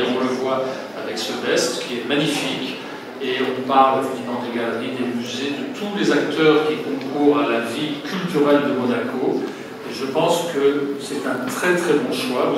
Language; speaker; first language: French; native; French